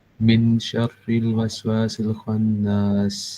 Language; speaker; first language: Arabic; non-native, learner; Urdu